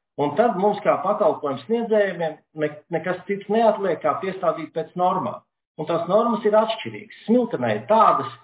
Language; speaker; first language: Latvian; native; Latvian